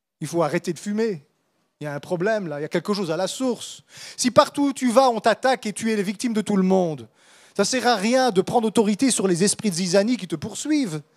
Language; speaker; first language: French; native; French